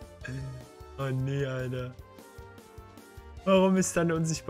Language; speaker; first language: German; native; German